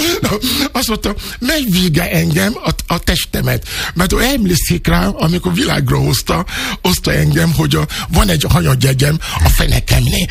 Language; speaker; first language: Hungarian; non-native, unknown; Yoruba